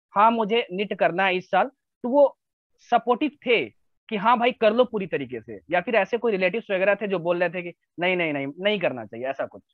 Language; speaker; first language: Hindi; native; Hindi